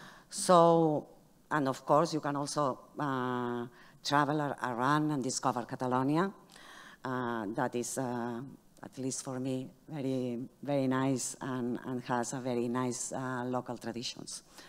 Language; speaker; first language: English; non-native, fluent; Catalan